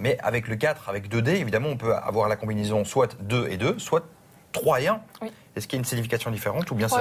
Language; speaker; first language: French; native; French